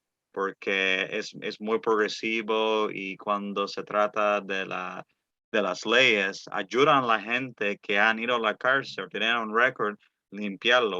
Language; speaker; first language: Spanish; early bilingual, heritage; Spanish